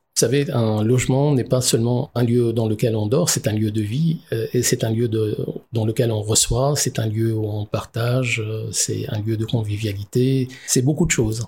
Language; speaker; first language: French; non-native, local second language; Arabic